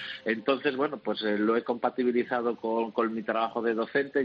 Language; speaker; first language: Spanish; native; Spanish